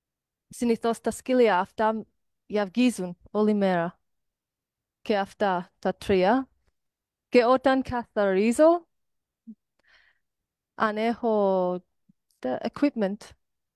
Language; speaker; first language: Greek; non-native, learner; English